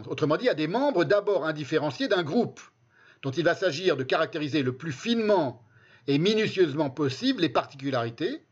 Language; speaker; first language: French; native; French